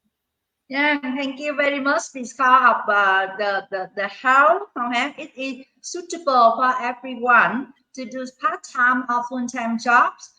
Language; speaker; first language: English; non-native, learner; Vietnamese